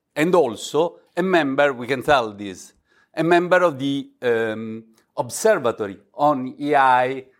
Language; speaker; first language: English; non-native, fluent; Italian